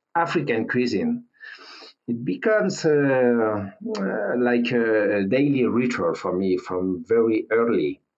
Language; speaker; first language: English; non-native, learner; French